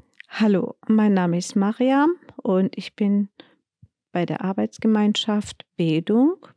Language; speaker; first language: German; non-native, learner; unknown